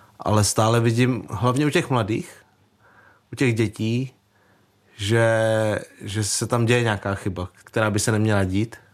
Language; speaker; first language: Czech; early bilingual, other home language; Vietnamese